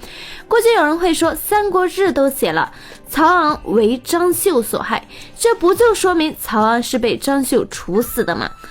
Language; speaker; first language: Chinese; native; Chinese